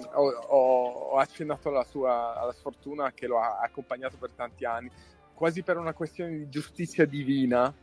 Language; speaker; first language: Italian; non-native, fluent; English